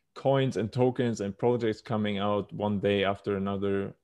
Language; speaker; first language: English; non-native, fluent; German